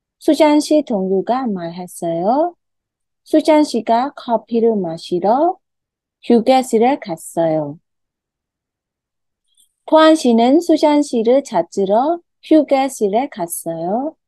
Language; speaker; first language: Korean; non-native, fluent; Khmer